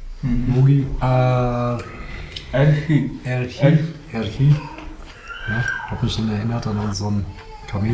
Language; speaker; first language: German; native; German